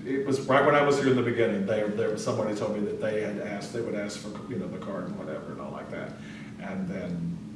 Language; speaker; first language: English; native; English